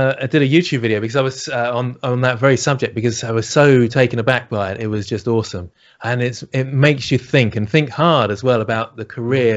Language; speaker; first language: English; native; English